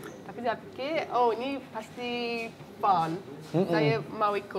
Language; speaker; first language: Indonesian; non-native, fluent; English